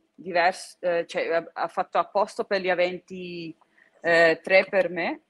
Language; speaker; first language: Italian; early bilingual, heritage; Italian